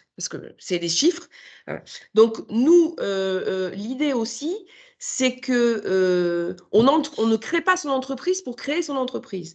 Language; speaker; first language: French; native; French